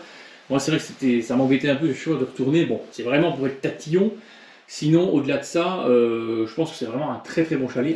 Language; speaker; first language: French; native; French